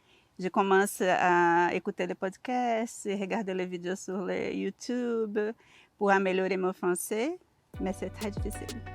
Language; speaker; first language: French; non-native, learner; Portuguese